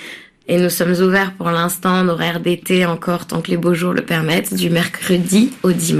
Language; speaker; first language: French; native; French